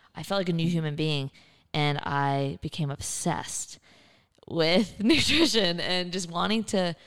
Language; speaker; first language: English; native; English